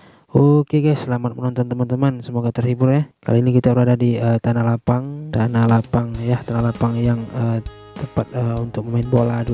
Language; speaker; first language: Indonesian; non-native, local second language; Malay